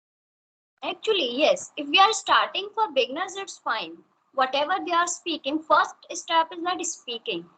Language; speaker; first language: English; non-native, local second language; Hindi